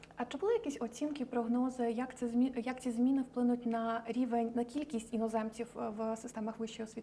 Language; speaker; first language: Ukrainian; native; Ukrainian